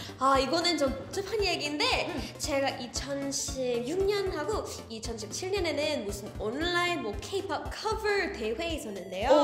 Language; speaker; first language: Korean; early bilingual, heritage; English